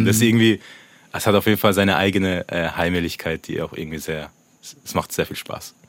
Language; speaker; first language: German; native; German